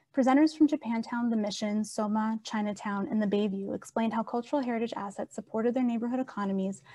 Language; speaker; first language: English; native; English